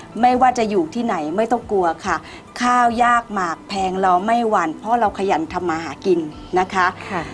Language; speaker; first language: Thai; native; Thai